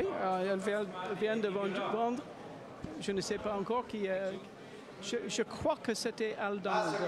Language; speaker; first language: French; non-native, learner; English